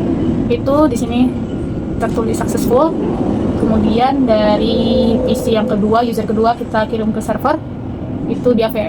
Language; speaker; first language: Indonesian; native; Indonesian